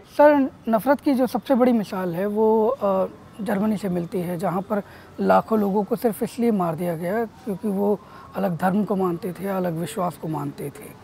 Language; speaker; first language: Hindi; native; Hindi